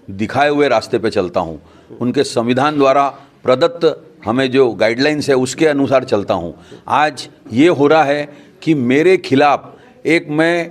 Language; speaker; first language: Hindi; non-native, local second language; Sindhi